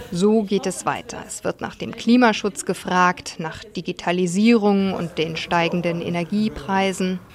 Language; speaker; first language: German; native; German